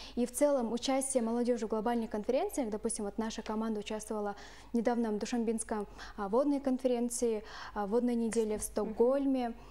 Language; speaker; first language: Russian; non-native, local second language; Kyrgyz